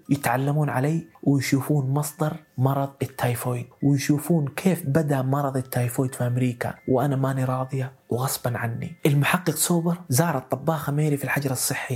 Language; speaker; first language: Arabic; native; Arabic